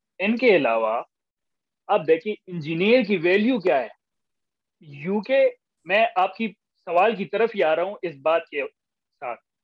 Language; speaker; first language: Urdu; non-native, local second language; Pashto